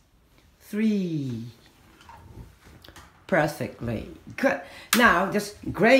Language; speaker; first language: English; non-native, fluent; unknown